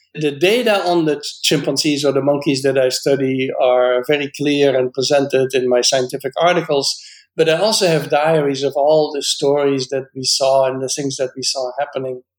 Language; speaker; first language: English; non-native, fluent; Dutch